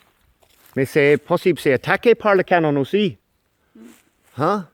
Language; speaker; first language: French; non-native, learner; English